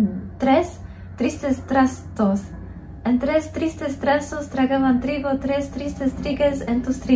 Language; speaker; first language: Spanish; non-native, fluent; Polish